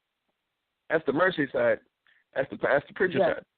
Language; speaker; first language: English; native; English